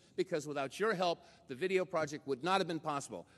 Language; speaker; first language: English; native; English